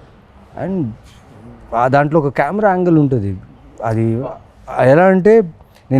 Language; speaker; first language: Telugu; native; Telugu